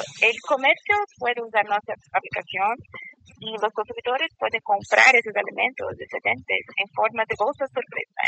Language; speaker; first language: Spanish; non-native, learner; Portuguese